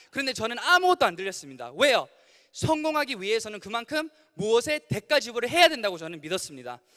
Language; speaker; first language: Korean; early bilingual, heritage; Korean